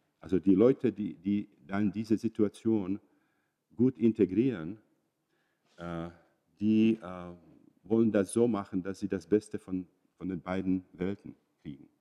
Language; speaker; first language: German; non-native, fluent; Czech